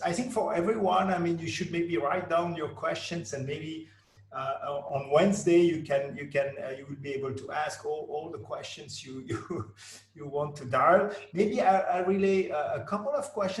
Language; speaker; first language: English; non-native, fluent; French